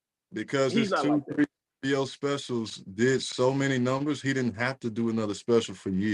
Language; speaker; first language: English; native; English